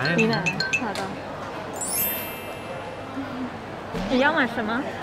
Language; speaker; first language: Chinese; non-native, fluent; Thai